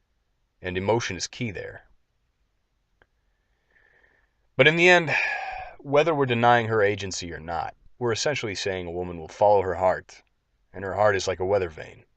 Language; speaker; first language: English; native; English